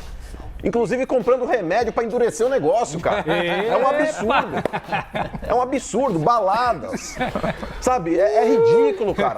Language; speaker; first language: Portuguese; native; Portuguese